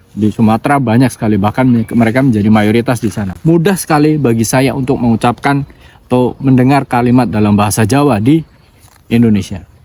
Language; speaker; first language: Indonesian; non-native, local second language; Javanese